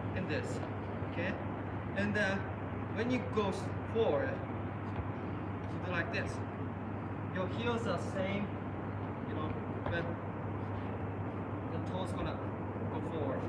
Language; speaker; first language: English; non-native, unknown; Japanese